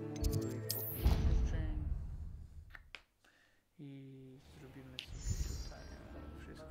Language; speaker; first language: Russian; non-native, learner; Polish